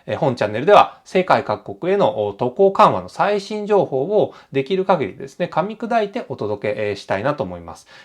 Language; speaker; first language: Japanese; native; Japanese